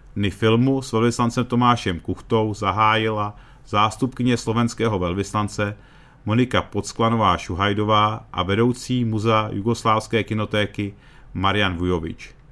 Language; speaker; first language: Czech; early bilingual, heritage; Czech